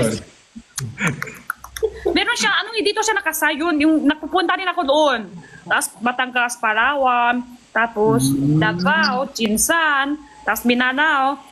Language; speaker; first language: Filipino; non-native, learner; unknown